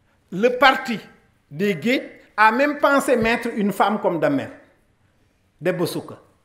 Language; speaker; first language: French; non-native, local second language; Wolof